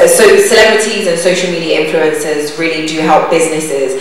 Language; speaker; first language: English; native; English